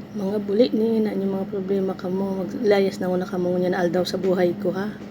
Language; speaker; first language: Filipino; non-native, local second language; Bikol